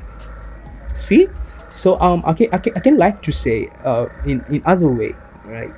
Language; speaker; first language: English; non-native, local second language; Swahili